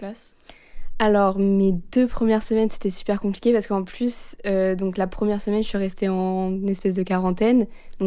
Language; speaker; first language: French; native; French